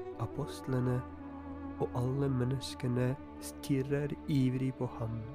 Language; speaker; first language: Norwegian; non-native, fluent; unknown